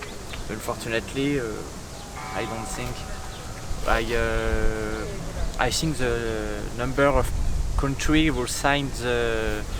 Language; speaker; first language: English; non-native, learner; French